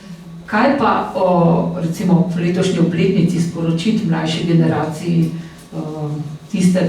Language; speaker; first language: Slovenian; native; Slovenian